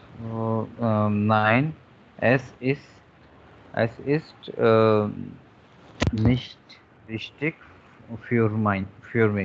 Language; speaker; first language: German; non-native, learner; Hindi